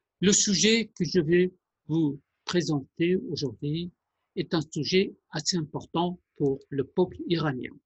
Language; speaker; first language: French; non-native, fluent; Persian